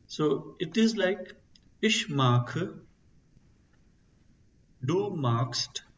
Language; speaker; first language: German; non-native, fluent; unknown